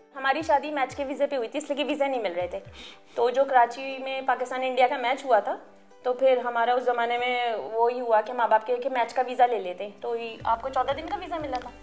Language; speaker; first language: Urdu; native; Urdu